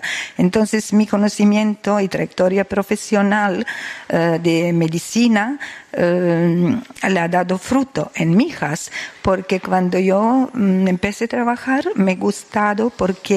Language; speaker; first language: Spanish; non-native, learner; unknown